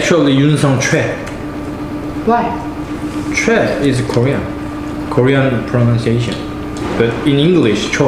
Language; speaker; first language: English; non-native, learner; Korean